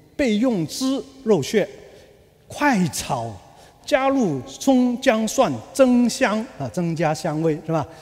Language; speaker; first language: Chinese; early bilingual, other home language; Cantonese